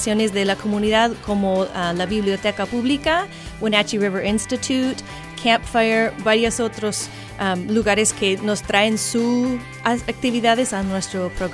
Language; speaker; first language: Spanish; non-native, fluent; English